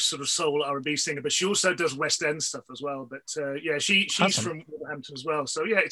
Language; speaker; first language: English; native; English